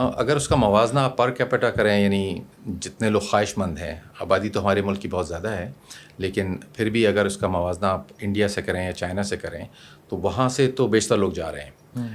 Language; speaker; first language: Urdu; native; Urdu